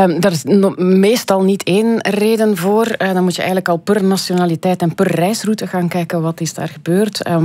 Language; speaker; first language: Dutch; native; Dutch